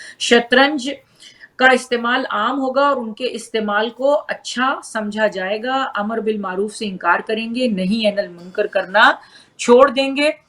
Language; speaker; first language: Urdu; native; Urdu